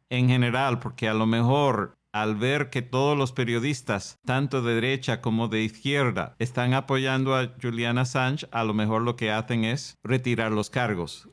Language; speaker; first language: Spanish; non-native, fluent; English